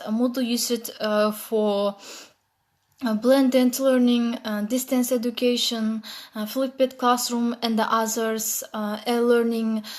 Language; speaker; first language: English; non-native, learner; Kazakh